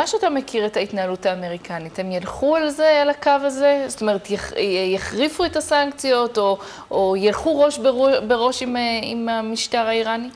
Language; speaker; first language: Hebrew; native; Hebrew